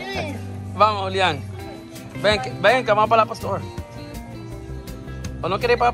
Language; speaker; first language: Spanish; native; Spanish